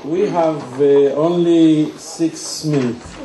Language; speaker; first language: English; non-native, learner; Hebrew